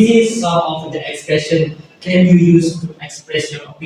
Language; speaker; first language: English; non-native, learner; Indonesian